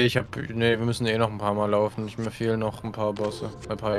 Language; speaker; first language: German; native; German